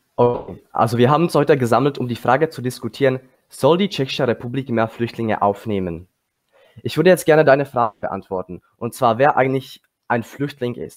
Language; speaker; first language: German; non-native, fluent; Czech